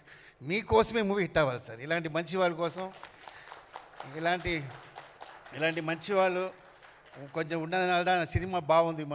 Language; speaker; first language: Telugu; non-native, fluent; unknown